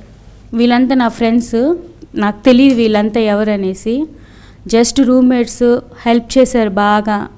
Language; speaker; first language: Telugu; native; Telugu